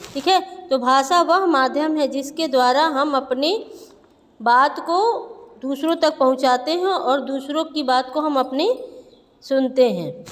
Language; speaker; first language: Hindi; native; Hindi